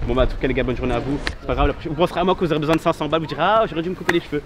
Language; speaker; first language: French; native; French